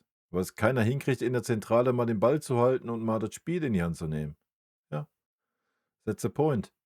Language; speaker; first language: German; native; German